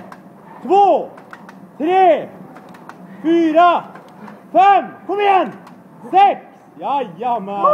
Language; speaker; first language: Swedish; native; Swedish